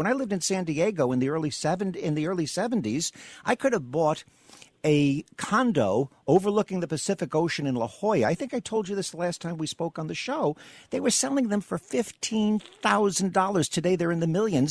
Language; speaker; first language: English; native; English